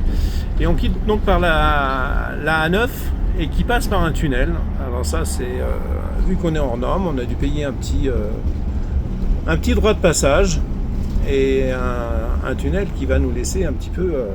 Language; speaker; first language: French; native; French